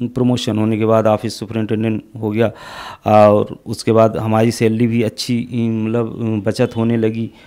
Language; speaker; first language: Hindi; native; Hindi